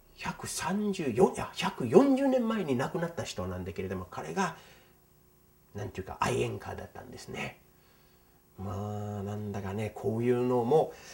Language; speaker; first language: Japanese; non-native, fluent; English